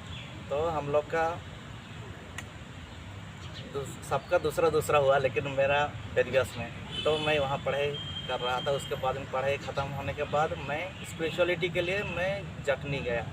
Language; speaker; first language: Hindi; non-native, local second language; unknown